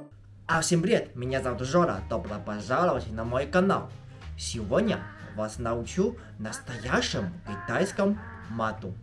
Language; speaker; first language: Russian; non-native, fluent; Chinese